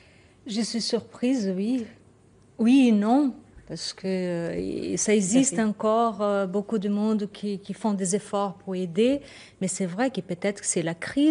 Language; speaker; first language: French; non-native, fluent; Portuguese